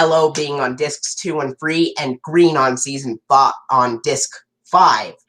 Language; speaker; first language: English; native; English